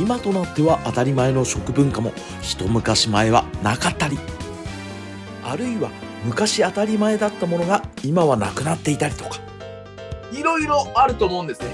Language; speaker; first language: Japanese; native; Japanese